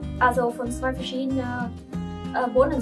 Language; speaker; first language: German; non-native, learner; Vietnamese